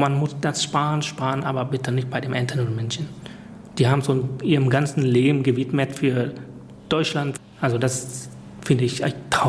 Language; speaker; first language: German; non-native, fluent; Vietnamese